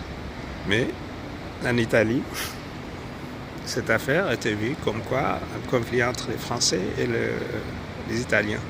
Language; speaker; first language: French; non-native, fluent; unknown